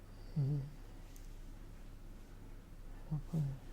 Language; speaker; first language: French; non-native, fluent; Yiddish